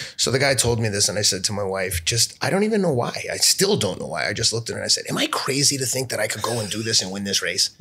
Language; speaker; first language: English; native; English